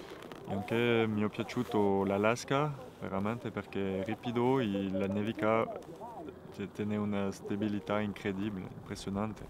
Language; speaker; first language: Italian; non-native, fluent; French